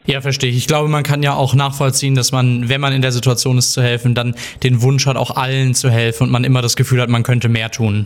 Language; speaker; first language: German; native; German